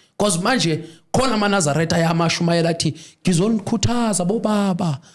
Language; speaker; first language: Zulu; native; Zulu